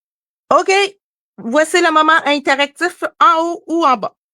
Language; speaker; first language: French; native; French